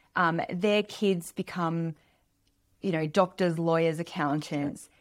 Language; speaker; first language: English; native; English